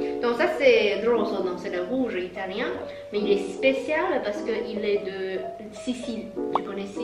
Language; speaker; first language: French; non-native, fluent; Chinese